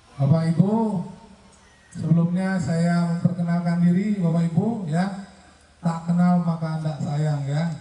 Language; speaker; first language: Indonesian; non-native, local second language; Balinese